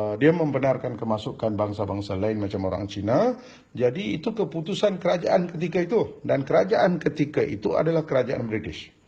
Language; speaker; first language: Malay; non-native, local second language; Tamil